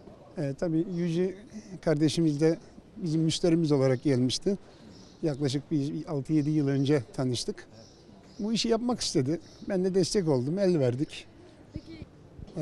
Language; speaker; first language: Turkish; native; Turkish